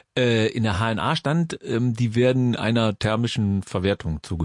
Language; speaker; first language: German; native; German